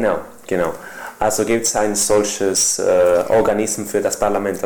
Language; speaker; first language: German; non-native, learner; Spanish